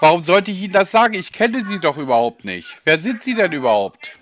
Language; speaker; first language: German; native; German